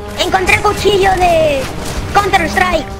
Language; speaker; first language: Spanish; native; Spanish